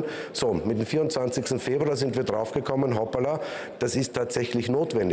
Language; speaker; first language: German; native; German